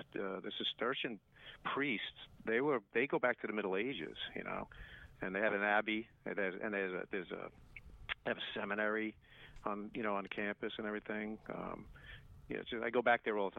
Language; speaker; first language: English; native; English